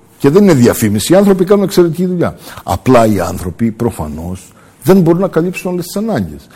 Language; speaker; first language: Greek; early bilingual, heritage; Greek